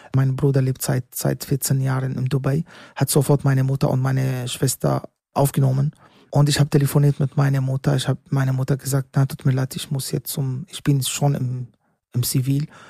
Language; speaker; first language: German; non-native, learner; Arabic